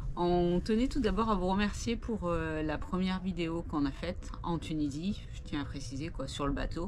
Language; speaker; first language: French; native; French